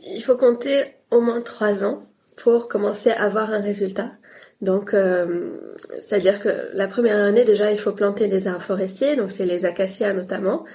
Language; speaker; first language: French; native; French